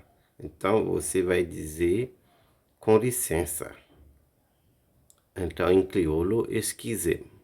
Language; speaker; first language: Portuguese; non-native, learner; Haitian Creole